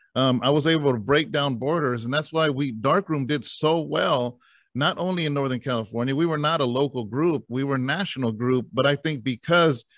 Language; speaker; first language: English; native; English